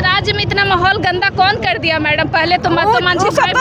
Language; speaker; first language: Hindi; native; Hindi